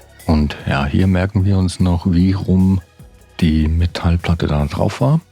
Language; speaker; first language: German; native; German